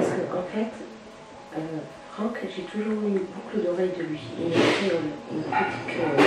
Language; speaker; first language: French; native; French